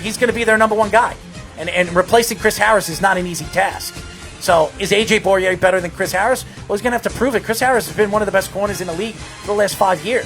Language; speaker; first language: English; native; English